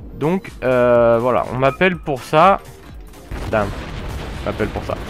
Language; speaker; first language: French; native; French